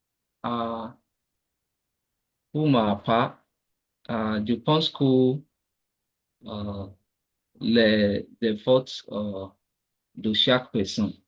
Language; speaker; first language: French; non-native, learner; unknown